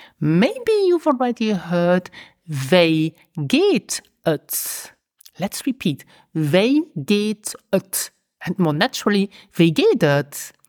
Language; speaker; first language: English; non-native, fluent; Luxembourgish